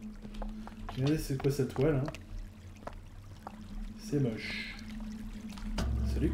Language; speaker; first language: French; native; French